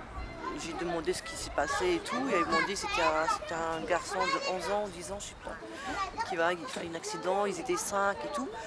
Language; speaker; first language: French; non-native, local second language; Arabic